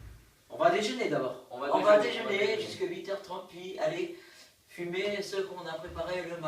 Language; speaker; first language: French; native; French